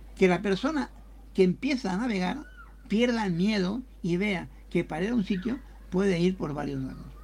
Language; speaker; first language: Spanish; native; Spanish